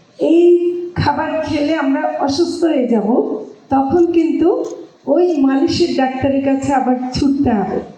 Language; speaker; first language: Bangla; native; Bangla